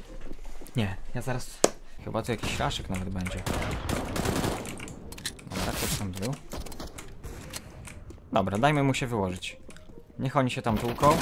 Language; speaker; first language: Polish; native; Polish